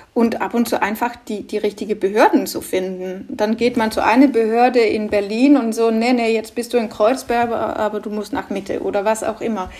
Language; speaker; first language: German; non-native, fluent; Norwegian